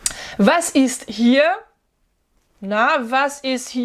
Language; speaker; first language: German; non-native, fluent; French